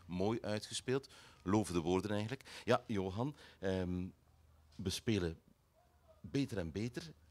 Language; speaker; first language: Dutch; native; Dutch